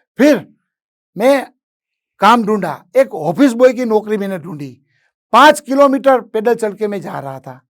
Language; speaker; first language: Hindi; non-native, local second language; Gujarati